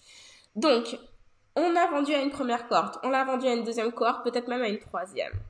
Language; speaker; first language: French; native; French